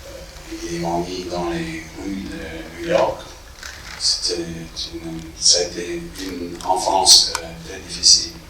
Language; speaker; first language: French; non-native, fluent; English